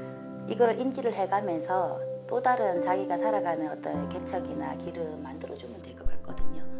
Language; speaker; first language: Korean; native; Korean